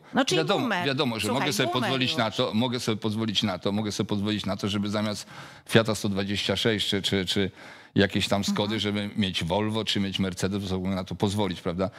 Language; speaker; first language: Polish; native; Polish